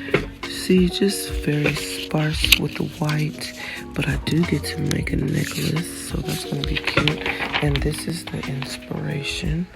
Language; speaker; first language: English; native; English